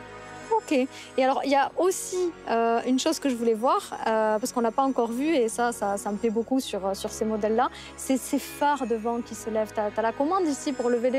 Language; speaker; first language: French; native; French